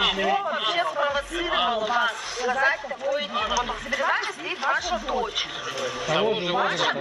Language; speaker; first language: Russian; native; Russian